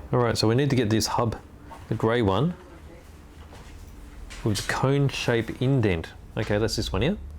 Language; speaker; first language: English; native; English